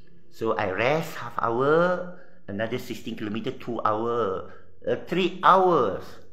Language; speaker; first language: English; non-native, local second language; Min Nan Chinese